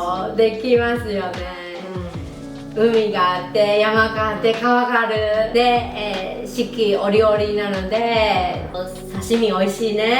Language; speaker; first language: Japanese; non-native, fluent; Chinese